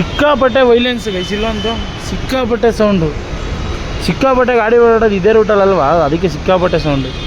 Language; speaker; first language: Kannada; native; Kannada